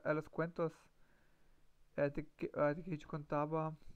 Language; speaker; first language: Spanish; non-native, learner; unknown